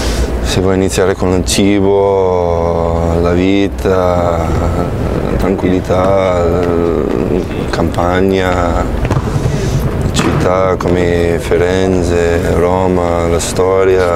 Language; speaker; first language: Italian; non-native, fluent; English